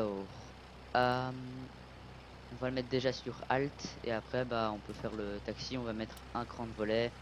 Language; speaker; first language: French; native; French